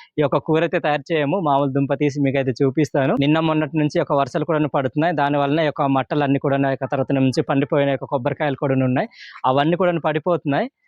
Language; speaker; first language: Telugu; non-native, local second language; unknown